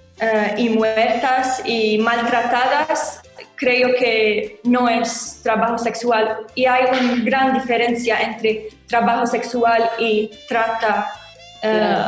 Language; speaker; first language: Spanish; non-native, learner; Arabic